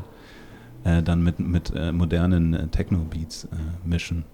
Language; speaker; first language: German; native; German